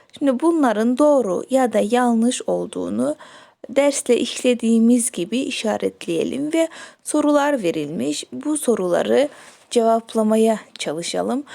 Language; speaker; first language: Turkish; non-native, fluent; Kyrgyz